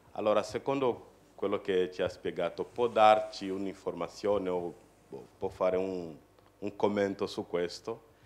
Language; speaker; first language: Italian; non-native, fluent; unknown